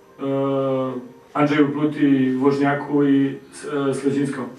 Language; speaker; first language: Polish; non-native, learner; Croatian